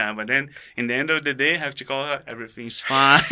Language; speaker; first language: English; non-native, fluent; Portuguese